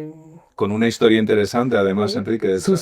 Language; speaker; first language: Spanish; native; Spanish